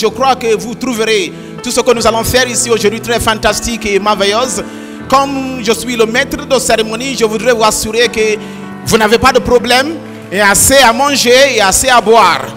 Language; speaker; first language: French; non-native, learner; Yoruba